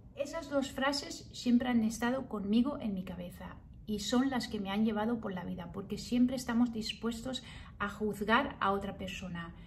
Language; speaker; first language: Spanish; early bilingual, heritage; Spanish